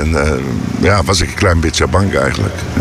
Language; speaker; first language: Dutch; non-native, learner; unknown